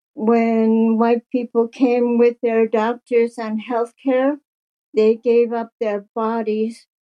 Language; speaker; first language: English; native; English